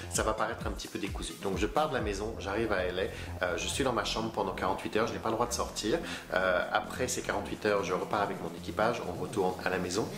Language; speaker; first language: French; native; French